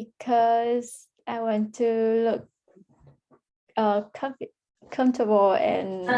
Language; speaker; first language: English; early bilingual, heritage; Vietnamese